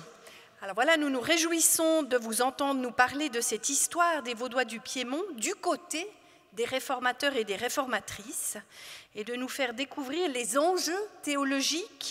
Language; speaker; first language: French; native; French